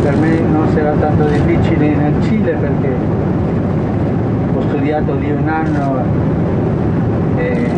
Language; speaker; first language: Italian; early bilingual, heritage; Spanish